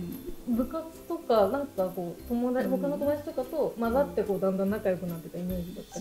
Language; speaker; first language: Japanese; native; Japanese